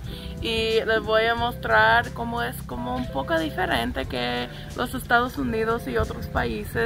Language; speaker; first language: Spanish; non-native, fluent; English